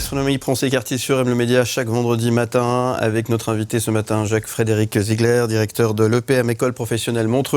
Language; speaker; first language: French; native; French